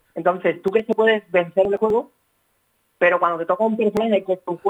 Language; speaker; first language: Spanish; native; Spanish